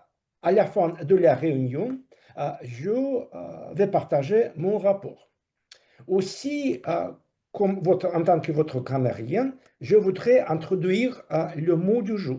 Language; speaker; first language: French; non-native, fluent; Russian